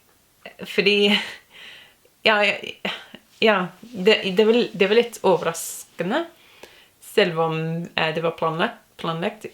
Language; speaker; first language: Norwegian; non-native, learner; English